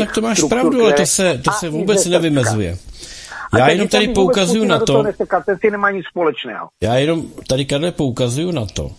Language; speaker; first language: Czech; native; Czech